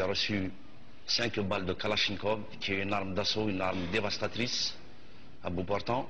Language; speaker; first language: French; non-native, local second language; Kabyle